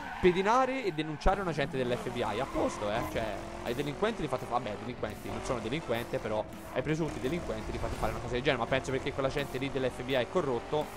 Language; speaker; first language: Italian; native; Italian